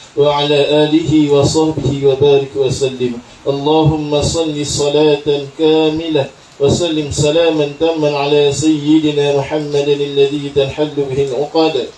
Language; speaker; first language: Arabic; non-native, fluent; Malay